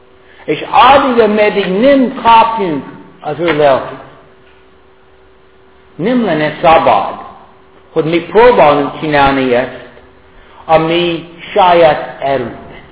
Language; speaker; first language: Hungarian; non-native, fluent; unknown